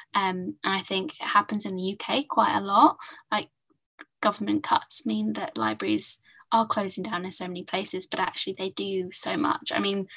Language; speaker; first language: English; native; English